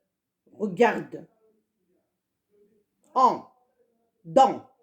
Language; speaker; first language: French; non-native, fluent; Russian